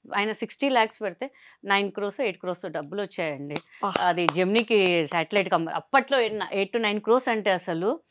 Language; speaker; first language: Telugu; non-native, local second language; Hindi